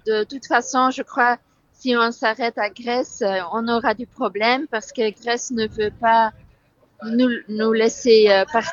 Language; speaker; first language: French; non-native, fluent; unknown